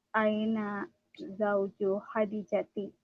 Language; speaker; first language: Arabic; non-native, learner; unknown